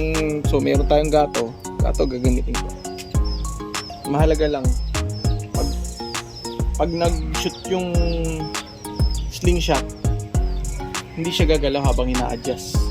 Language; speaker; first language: Filipino; native; Filipino